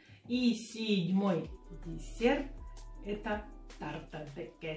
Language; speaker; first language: Russian; native; Russian